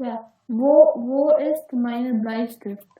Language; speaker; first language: German; non-native, learner; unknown